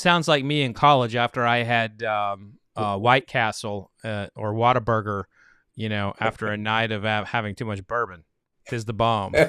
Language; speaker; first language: English; native; English